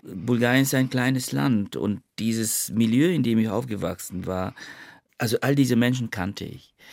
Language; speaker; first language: German; non-native, fluent; Bulgarian